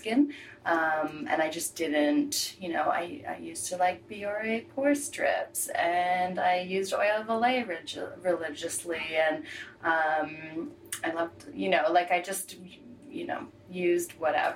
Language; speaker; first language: English; native; English